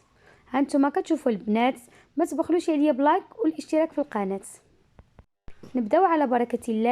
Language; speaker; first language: Arabic; native; Arabic